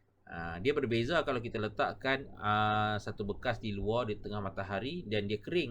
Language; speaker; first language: Malay; native; Malay